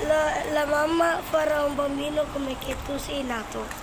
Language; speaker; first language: Italian; early bilingual, other home language; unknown